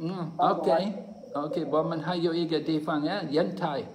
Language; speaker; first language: Chinese; non-native, fluent; English